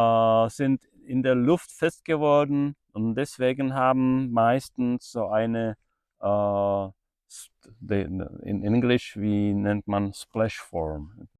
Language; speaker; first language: German; non-native, fluent; Czech